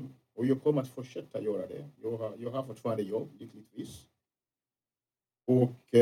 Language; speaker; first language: Swedish; non-native, fluent; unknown